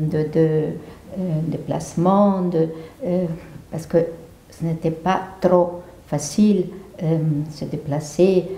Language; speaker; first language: French; non-native, fluent; Italian